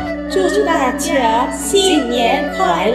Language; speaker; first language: Chinese; non-native, fluent; Indonesian